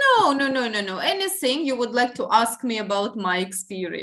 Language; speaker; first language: English; non-native, fluent; Russian